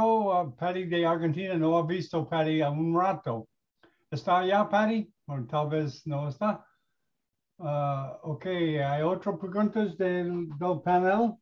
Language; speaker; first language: Spanish; non-native, learner; English